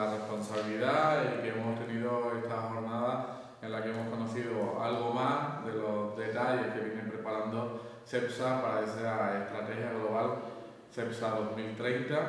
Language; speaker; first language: Spanish; native; Spanish